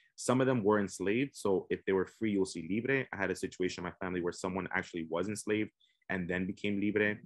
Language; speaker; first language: English; native; English